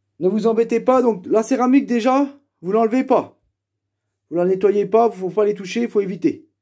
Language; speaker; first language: French; native; French